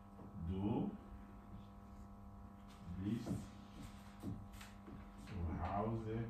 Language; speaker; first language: German; non-native, fluent; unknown